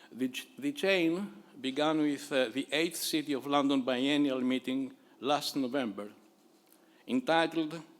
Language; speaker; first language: English; non-native, fluent; Greek